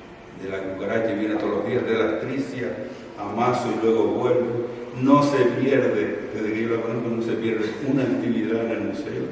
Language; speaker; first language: Spanish; native; Spanish